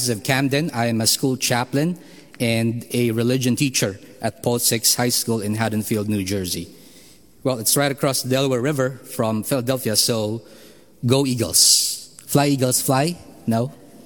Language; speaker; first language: English; non-native, local second language; Filipino